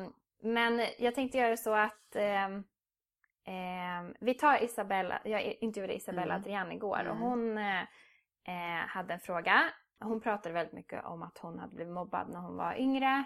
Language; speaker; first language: Swedish; native; Swedish